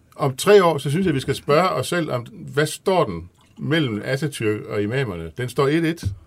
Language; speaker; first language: Danish; native; Danish